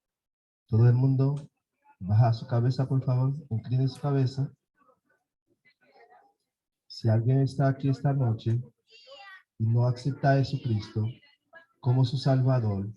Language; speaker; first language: Spanish; non-native, fluent; Haitian Creole